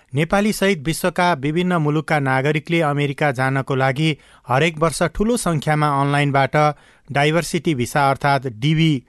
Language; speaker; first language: Nepali; native; Nepali